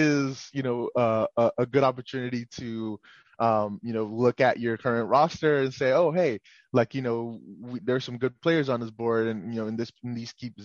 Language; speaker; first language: English; non-native, local second language; Yoruba